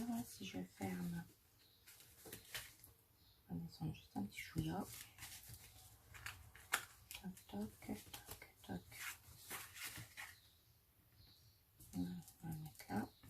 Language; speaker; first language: French; native; French